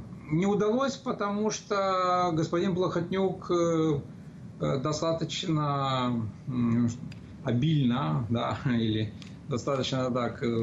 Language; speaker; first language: Russian; non-native, local second language; Romanian